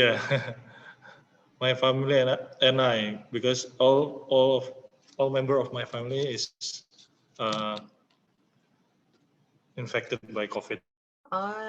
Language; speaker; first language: English; non-native, learner; Indonesian